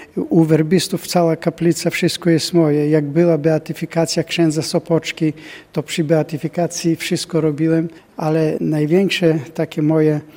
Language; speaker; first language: Polish; non-native, fluent; Bulgarian